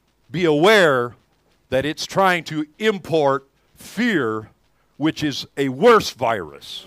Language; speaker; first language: English; native; English